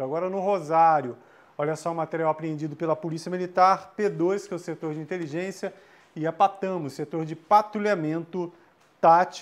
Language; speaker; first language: Portuguese; native; Portuguese